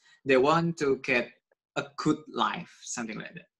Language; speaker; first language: English; non-native, learner; Indonesian